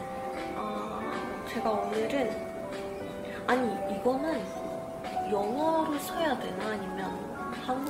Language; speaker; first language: Korean; non-native, learner; Malay